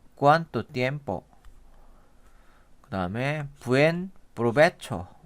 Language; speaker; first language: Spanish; non-native, learner; Korean